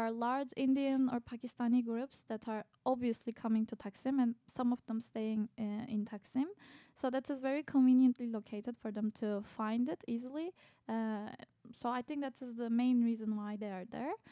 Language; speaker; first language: English; non-native, fluent; Turkish